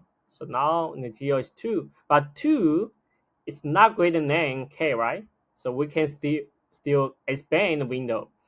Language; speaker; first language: English; non-native, fluent; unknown